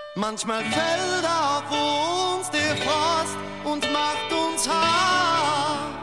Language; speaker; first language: German; native; German